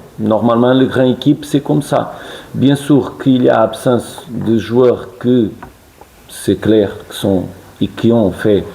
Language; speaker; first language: French; non-native, fluent; Portuguese